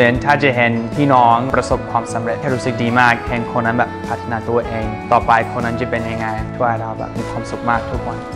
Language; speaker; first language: Thai; non-native, fluent; English